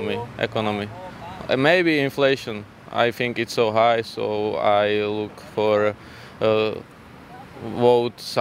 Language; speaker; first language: English; non-native, learner; Slovak